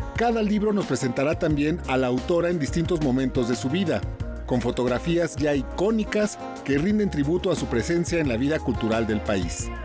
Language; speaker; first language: Spanish; native; Spanish